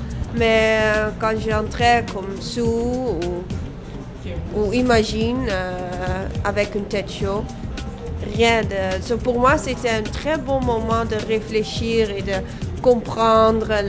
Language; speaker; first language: French; non-native, fluent; Dutch